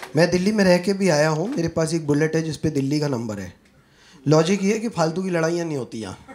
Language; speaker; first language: Hindi; native; Hindi